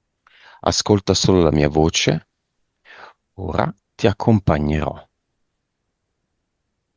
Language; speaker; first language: Italian; native; Italian